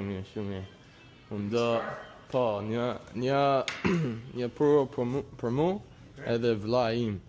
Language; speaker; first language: Albanian; non-native, learner; English